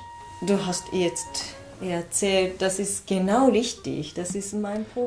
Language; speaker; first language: German; non-native, learner; Japanese